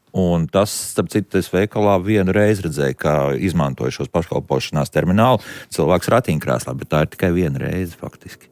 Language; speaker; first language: Latvian; native; Latvian